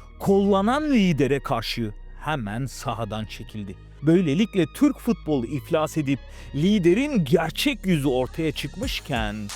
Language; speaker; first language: Turkish; native; Turkish